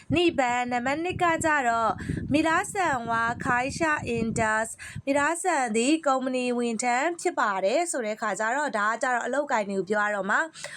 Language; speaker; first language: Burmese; native; Burmese